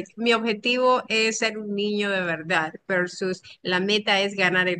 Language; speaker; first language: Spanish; non-native, learner; English